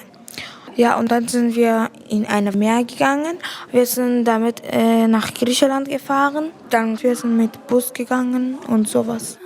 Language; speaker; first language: German; early bilingual, other home language; Kurdish